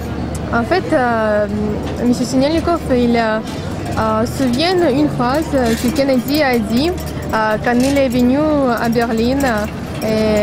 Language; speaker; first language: French; non-native, fluent; Russian